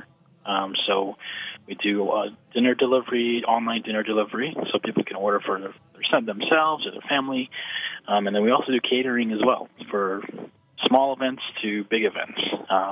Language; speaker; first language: English; native; English